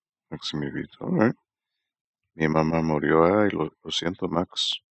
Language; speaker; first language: Spanish; non-native, learner; English